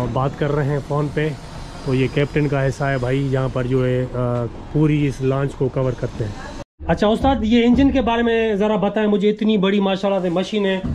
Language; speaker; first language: Urdu; non-native, local second language; Sindhi